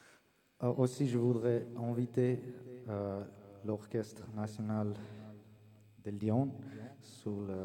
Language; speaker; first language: French; non-native, learner; Armenian